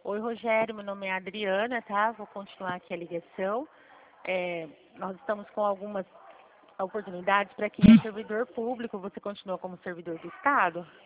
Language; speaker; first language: Portuguese; native; Portuguese